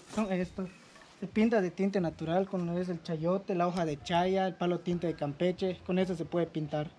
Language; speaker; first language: Spanish; native; Spanish